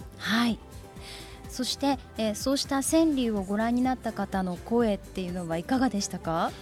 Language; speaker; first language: Japanese; native; Japanese